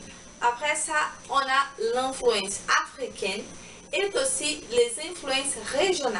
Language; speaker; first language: French; non-native, learner; Portuguese